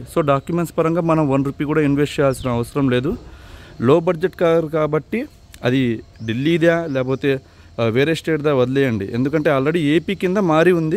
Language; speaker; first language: Telugu; native; Telugu